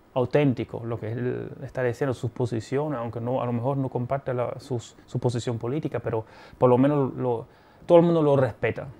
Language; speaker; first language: Spanish; non-native, fluent; German